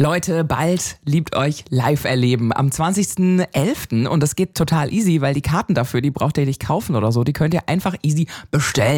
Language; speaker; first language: German; native; German